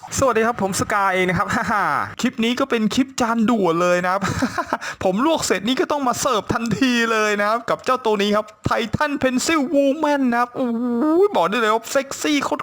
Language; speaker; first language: Thai; native; Thai